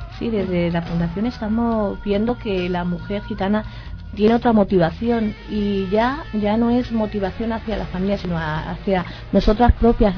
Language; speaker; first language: Spanish; native; Spanish